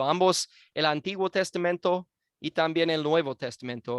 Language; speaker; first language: Spanish; non-native, fluent; English